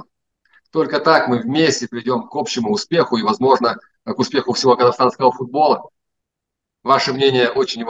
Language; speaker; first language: Russian; native; Russian